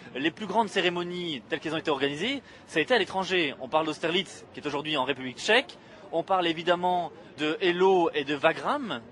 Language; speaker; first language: French; native; French